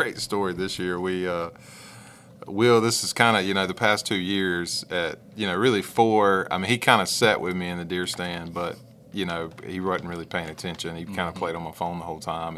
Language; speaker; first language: English; native; English